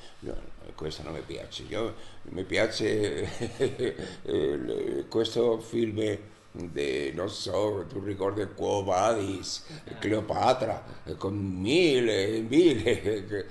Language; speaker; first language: Italian; non-native, learner; Spanish